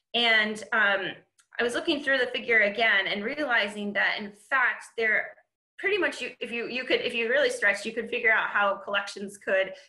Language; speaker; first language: English; native; English